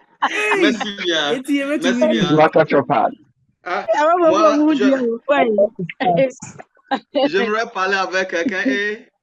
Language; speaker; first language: French; non-native, fluent; Akan